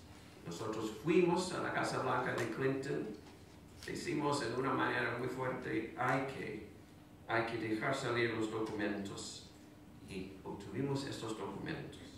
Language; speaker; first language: Spanish; non-native, fluent; English